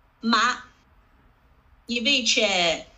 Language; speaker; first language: Italian; non-native, learner; Chinese